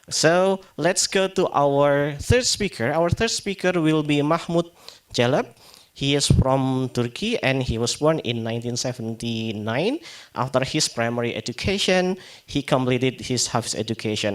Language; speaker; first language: English; non-native, fluent; Indonesian